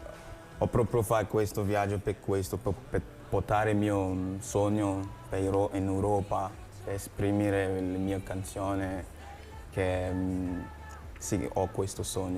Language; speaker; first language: Italian; non-native, learner; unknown